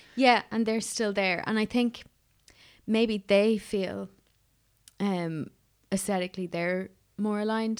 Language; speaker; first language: English; native; English